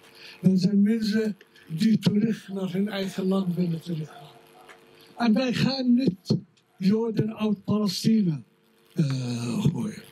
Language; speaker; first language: Dutch; non-native, fluent; Arabic